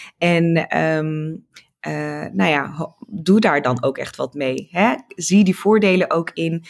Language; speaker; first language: Dutch; early bilingual, other home language; Tigrinya